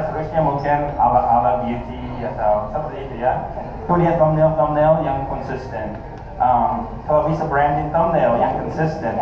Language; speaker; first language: Indonesian; non-native, fluent; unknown